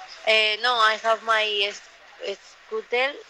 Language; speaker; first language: English; non-native, learner; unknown